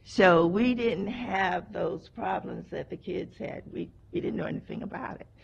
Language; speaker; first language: English; native; English